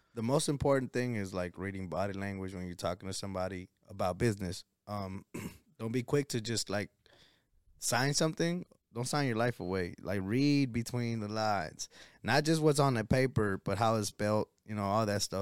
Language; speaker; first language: English; early bilingual, other home language; Spanish